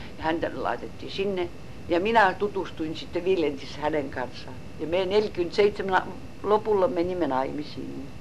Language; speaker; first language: Finnish; native; Finnish